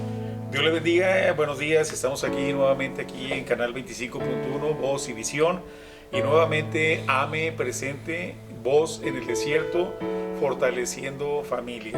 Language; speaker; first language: Spanish; native; Spanish